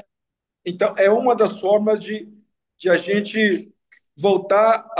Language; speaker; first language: Portuguese; non-native, local second language; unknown